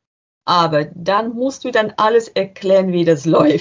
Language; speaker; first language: German; non-native, learner; English